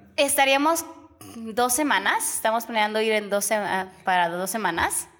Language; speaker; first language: Spanish; native; Spanish